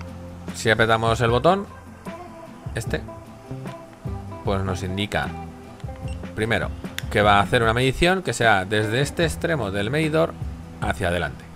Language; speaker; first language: Spanish; native; Spanish